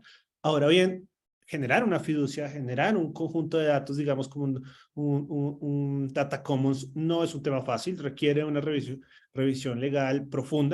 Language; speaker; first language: Spanish; native; Spanish